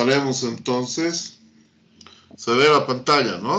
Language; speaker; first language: Spanish; native; Spanish